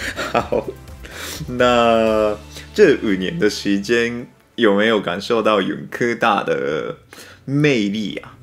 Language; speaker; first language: Chinese; non-native, fluent; Japanese